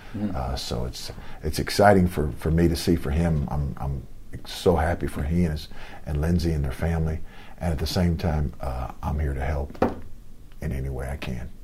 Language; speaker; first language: English; native; English